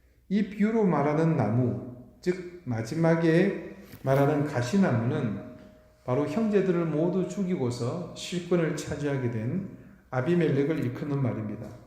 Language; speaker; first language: Korean; native; Korean